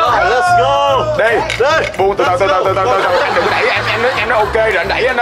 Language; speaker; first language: Vietnamese; native; Vietnamese